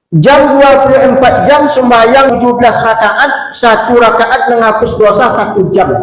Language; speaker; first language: Malay; non-native, local second language; Minangkabau